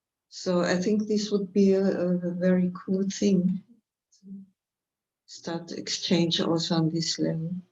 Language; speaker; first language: English; non-native, fluent; German